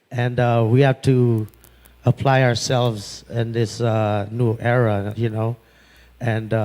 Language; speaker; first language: English; non-native, local second language; Pampanga